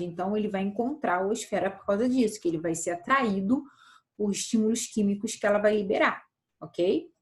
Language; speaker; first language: Portuguese; native; Portuguese